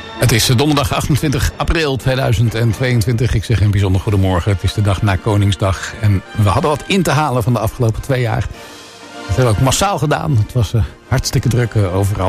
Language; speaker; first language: Dutch; native; Dutch